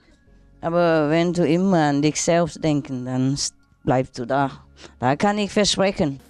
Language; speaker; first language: German; non-native, learner; Vietnamese